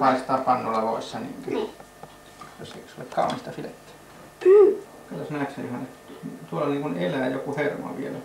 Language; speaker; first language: Finnish; native; Finnish